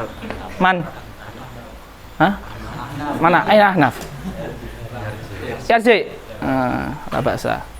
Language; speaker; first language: Arabic; non-native, fluent; Indonesian